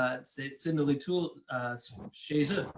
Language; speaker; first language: French; non-native, learner; English